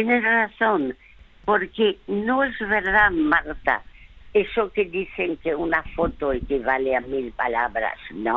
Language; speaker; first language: Spanish; early bilingual, other home language; French